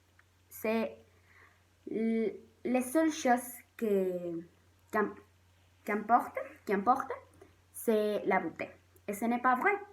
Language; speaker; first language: French; non-native, learner; Spanish